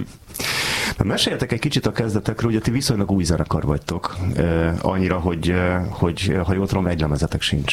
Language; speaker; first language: Hungarian; native; Hungarian